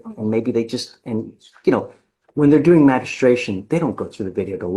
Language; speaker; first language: English; native; English